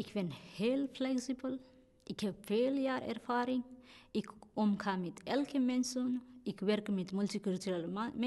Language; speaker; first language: Dutch; non-native, learner; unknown